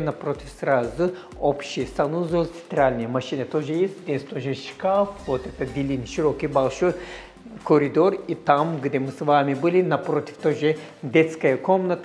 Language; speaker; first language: Russian; non-native, learner; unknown